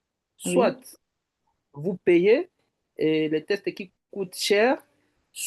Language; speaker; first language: French; non-native, local second language; Swahili